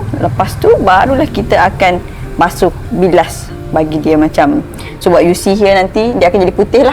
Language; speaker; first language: Malay; native; Malay